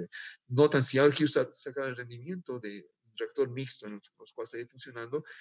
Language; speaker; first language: Spanish; native; Spanish